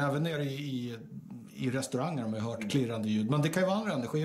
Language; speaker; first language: Swedish; native; Swedish